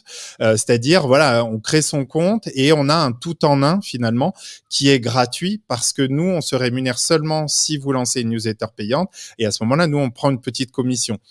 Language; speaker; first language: French; native; French